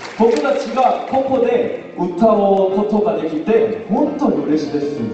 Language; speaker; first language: Japanese; non-native, learner; Korean